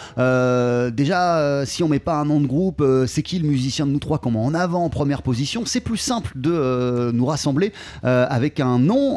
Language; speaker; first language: French; native; French